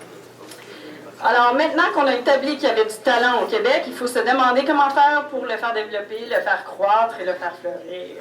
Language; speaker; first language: French; native; French